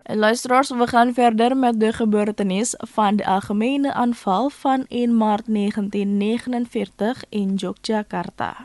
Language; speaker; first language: Dutch; non-native, fluent; Indonesian